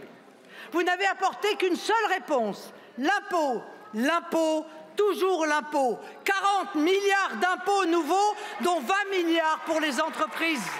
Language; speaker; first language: French; native; French